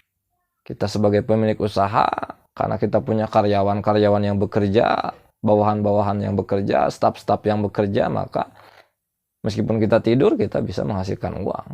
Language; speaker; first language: Indonesian; non-native, local second language; Sundanese